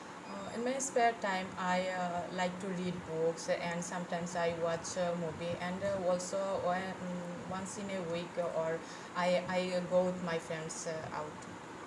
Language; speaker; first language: English; non-native, fluent; Bangla